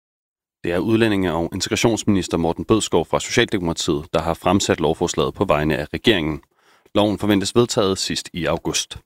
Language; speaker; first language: Danish; native; Danish